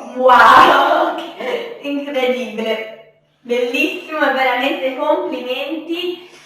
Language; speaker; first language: Italian; native; Italian